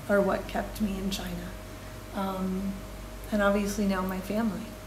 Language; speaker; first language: English; native; English